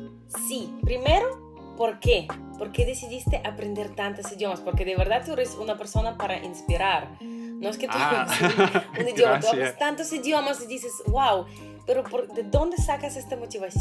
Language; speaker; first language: Spanish; non-native, fluent; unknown